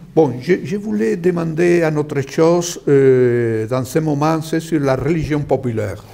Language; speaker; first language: French; non-native, fluent; Spanish